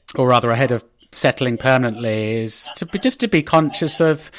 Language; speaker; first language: English; native; English